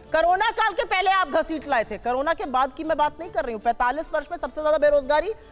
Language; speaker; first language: Hindi; native; Hindi